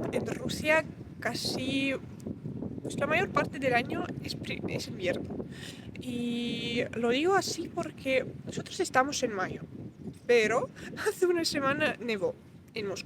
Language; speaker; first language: Spanish; non-native, fluent; Russian